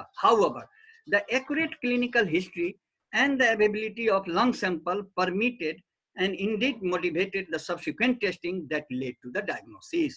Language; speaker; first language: English; non-native, local second language; Nepali